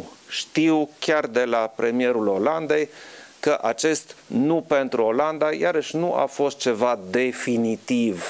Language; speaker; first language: Romanian; non-native, local second language; German